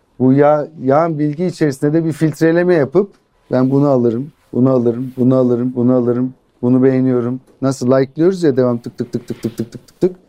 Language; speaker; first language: Turkish; native; Turkish